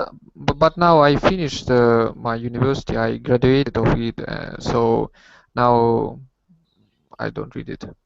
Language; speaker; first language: English; non-native, learner; Russian